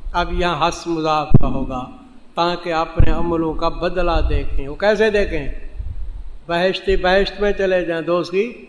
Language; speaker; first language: Urdu; non-native, local second language; Saraiki